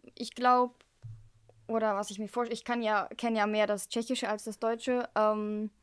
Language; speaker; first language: German; early bilingual, heritage; German